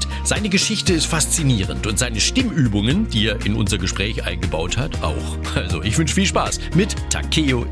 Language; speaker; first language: German; native; German